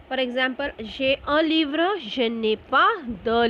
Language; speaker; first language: French; non-native, fluent; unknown